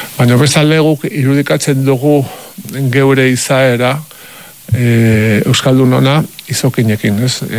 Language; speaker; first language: Basque; non-native, local second language; Spanish